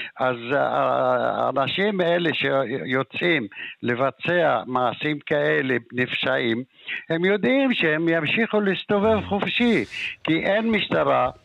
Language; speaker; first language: Hebrew; non-native, local second language; Arabic